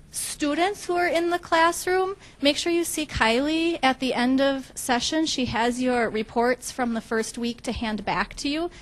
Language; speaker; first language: English; native; English